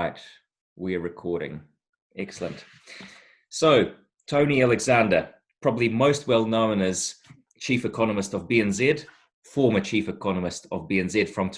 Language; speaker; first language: English; non-native, fluent; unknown